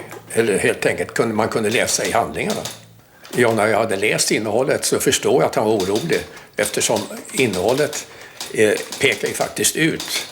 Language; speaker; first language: Swedish; native; Swedish